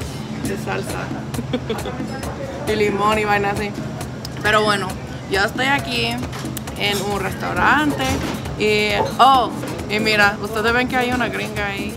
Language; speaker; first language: Spanish; non-native, fluent; English